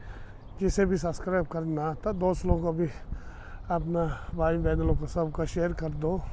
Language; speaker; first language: Hindi; non-native, fluent; Tibetan